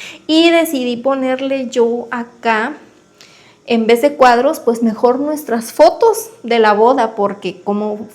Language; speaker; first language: Spanish; native; Spanish